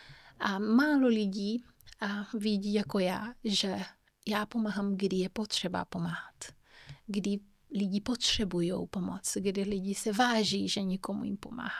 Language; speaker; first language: Czech; non-native, fluent; Kabuverdianu